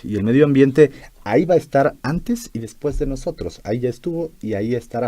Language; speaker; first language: Spanish; native; Spanish